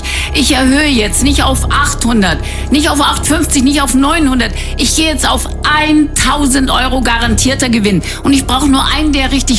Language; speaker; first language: German; native; German